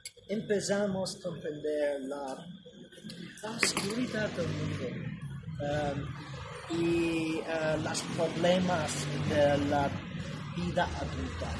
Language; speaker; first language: Spanish; non-native, learner; English